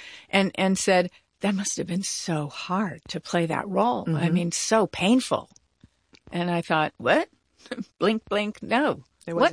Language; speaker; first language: English; native; English